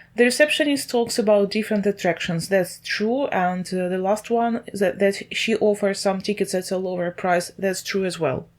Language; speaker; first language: English; non-native, fluent; Ukrainian